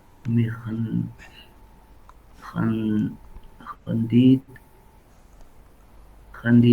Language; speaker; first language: Persian; non-native, learner; Urdu